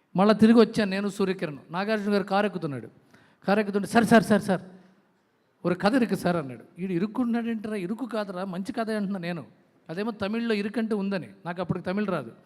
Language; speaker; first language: Telugu; native; Telugu